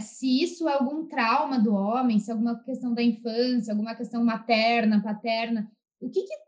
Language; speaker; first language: Portuguese; native; Portuguese